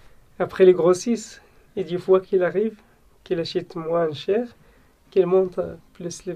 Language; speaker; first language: French; non-native, learner; Arabic